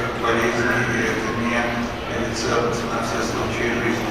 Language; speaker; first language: Russian; native; Russian